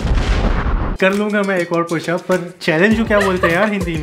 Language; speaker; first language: Hindi; native; Hindi